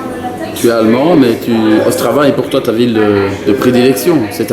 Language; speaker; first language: French; native; French